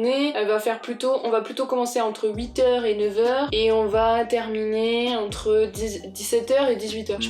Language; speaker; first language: French; native; French